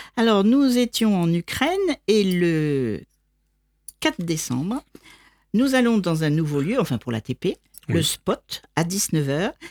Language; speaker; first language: French; native; French